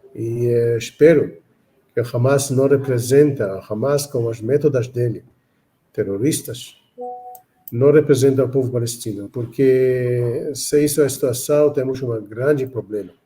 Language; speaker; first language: Portuguese; non-native, fluent; Hebrew